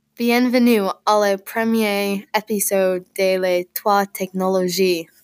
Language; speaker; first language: French; non-native, learner; English